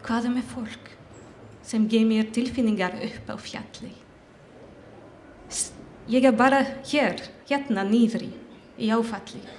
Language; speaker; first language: Icelandic; non-native, learner; French